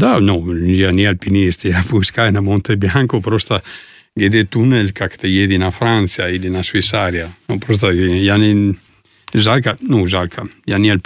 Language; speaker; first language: Russian; non-native, learner; Italian